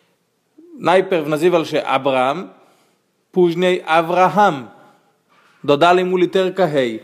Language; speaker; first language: Polish; non-native, fluent; Hebrew